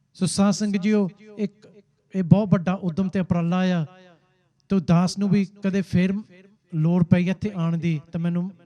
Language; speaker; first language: Punjabi; early bilingual, heritage; Punjabi